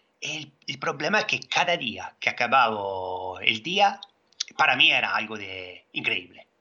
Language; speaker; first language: Spanish; non-native, fluent; Italian